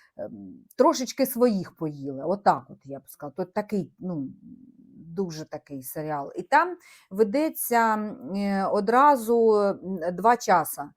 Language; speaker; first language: Ukrainian; native; Ukrainian